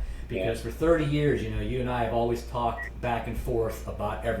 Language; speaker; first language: English; native; English